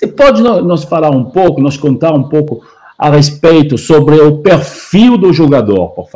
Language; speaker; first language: Portuguese; non-native, fluent; French